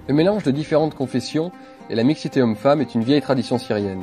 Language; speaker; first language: French; native; French